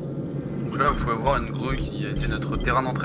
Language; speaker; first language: French; native; French